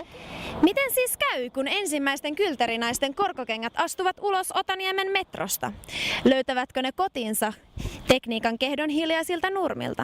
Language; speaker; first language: Finnish; native; Finnish